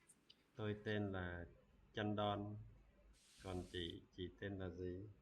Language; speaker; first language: Vietnamese; non-native, fluent; Khmer